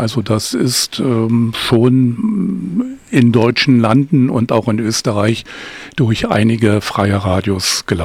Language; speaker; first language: German; native; German